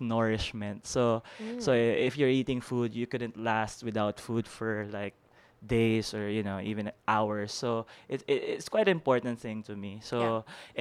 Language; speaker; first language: English; non-native, local second language; Filipino